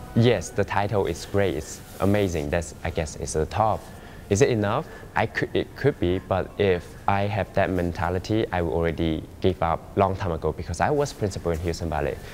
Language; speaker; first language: English; non-native, fluent; Chinese